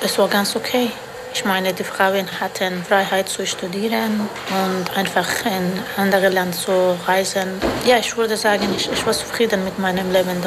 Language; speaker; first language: German; non-native, fluent; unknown